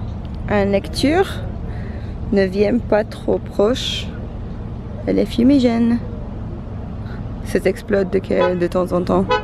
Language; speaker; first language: French; non-native, learner; English